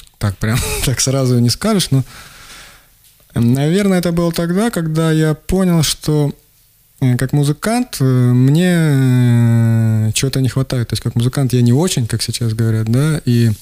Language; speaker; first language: Russian; native; Russian